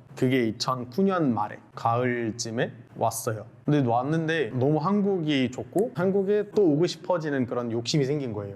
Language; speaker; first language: Korean; non-native, fluent; Arabic